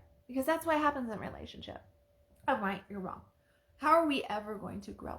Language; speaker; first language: English; native; English